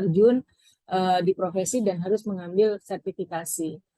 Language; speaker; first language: Indonesian; native; Indonesian